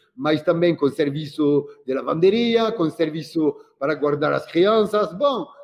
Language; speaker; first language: Portuguese; non-native, fluent; French